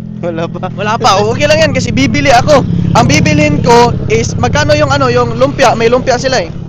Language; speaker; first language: Filipino; non-native, local second language; Cebuano